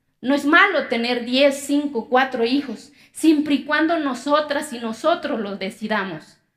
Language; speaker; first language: Spanish; non-native, local second language; Zapotec